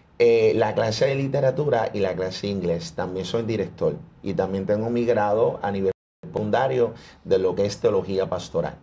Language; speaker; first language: Spanish; early bilingual, heritage; Spanish